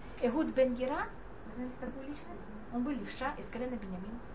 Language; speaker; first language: Russian; non-native, fluent; Hebrew